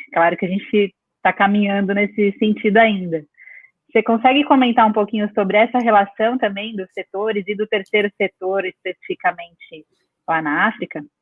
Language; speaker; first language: Portuguese; native; Portuguese